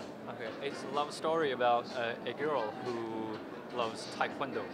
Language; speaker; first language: English; non-native, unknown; Chinese